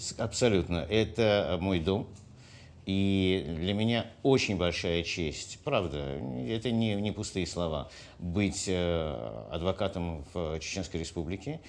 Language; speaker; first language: Russian; native; Russian